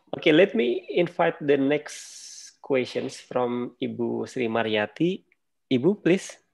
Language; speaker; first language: English; non-native, fluent; Indonesian